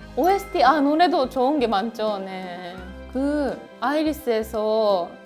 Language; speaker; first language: Korean; non-native, fluent; Japanese